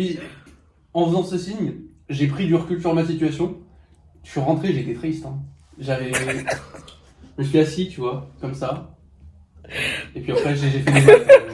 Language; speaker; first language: French; native; French